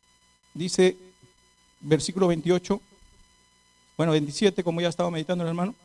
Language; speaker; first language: Spanish; native; Spanish